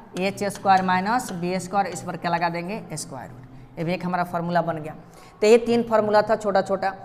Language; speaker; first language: Hindi; native; Hindi